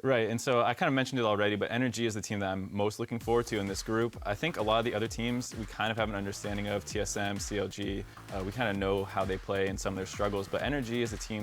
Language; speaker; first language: English; native; English